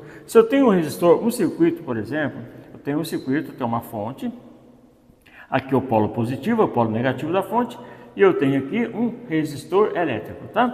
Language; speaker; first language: Portuguese; native; Portuguese